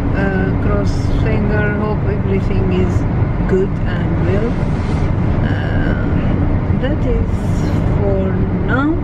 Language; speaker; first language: English; non-native, learner; Arabic